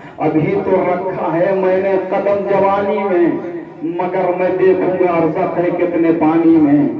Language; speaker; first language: Urdu; native; Urdu